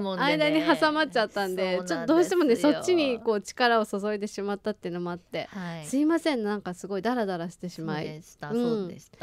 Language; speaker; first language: Japanese; native; Japanese